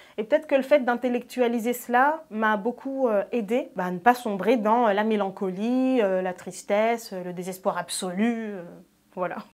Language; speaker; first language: French; non-native, local second language; Ngazidja Comorian